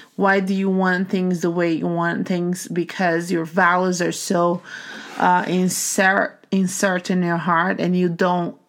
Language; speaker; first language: English; non-native, fluent; Portuguese